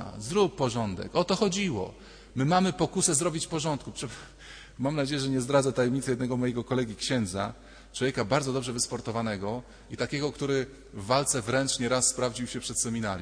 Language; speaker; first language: Polish; native; Polish